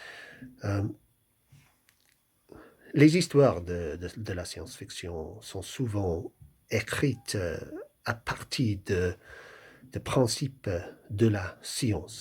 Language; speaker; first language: French; non-native, fluent; English